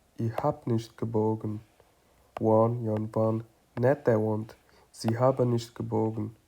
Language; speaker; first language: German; non-native, fluent; Kurdish